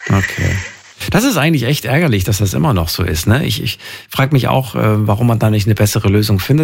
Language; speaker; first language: German; native; German